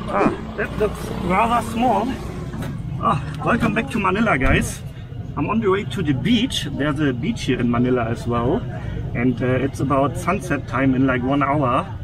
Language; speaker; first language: English; non-native, fluent; German